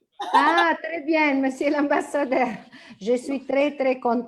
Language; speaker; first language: French; non-native, fluent; Italian